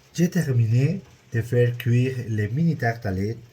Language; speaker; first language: French; non-native, learner; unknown